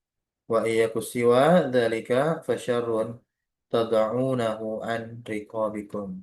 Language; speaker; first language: Arabic; non-native, fluent; Indonesian